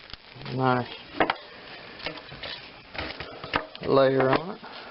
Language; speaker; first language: English; native; English